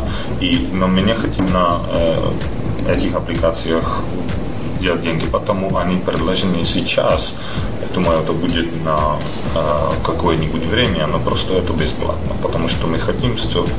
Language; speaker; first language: Russian; non-native, fluent; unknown